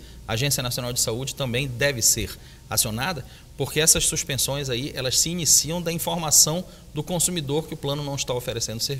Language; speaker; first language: Portuguese; native; Portuguese